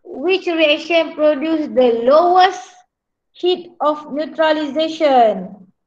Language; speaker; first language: English; non-native, local second language; Malay